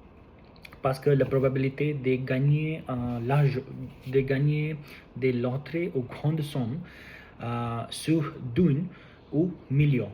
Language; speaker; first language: French; non-native, learner; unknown